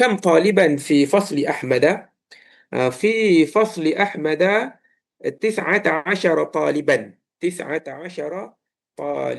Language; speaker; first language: Arabic; non-native, fluent; Malay